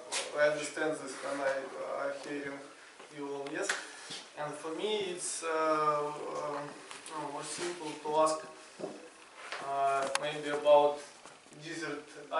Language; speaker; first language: English; non-native, learner; Russian